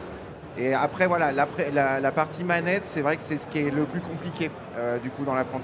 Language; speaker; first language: French; native; French